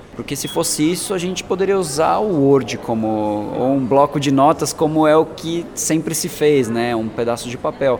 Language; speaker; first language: Portuguese; early bilingual, other home language; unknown